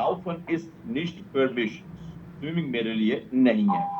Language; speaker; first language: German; non-native, fluent; Urdu